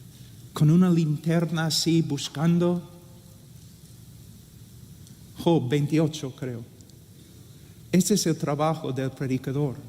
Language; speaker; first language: Spanish; non-native, fluent; English